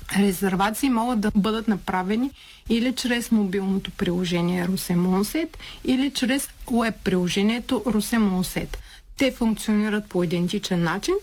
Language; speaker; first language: Bulgarian; native; Bulgarian